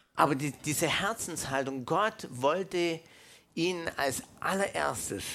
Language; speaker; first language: German; non-native, fluent; English